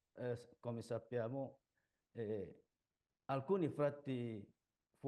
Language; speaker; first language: Italian; non-native, learner; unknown